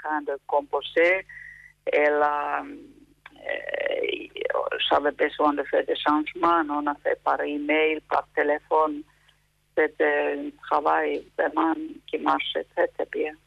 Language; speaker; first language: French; non-native, fluent; Finnish